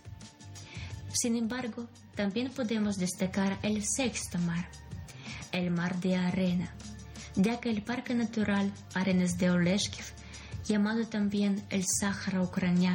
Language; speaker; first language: Spanish; non-native, fluent; Ukrainian